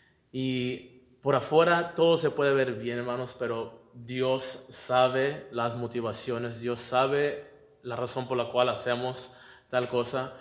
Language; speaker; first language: Spanish; native; Spanish